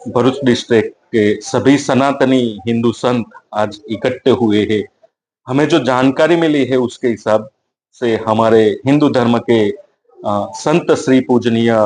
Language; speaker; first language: Hindi; non-native, local second language; Gujarati